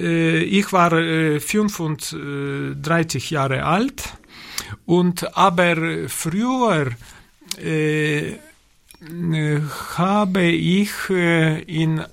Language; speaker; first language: German; non-native, learner; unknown